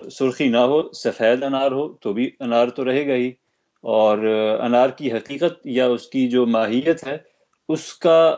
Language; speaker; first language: Urdu; native; Urdu